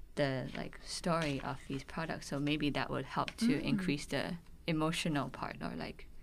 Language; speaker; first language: English; non-native, local second language; Cantonese